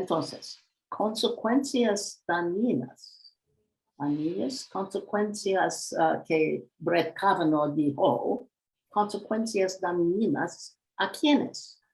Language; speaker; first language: Spanish; non-native, learner; English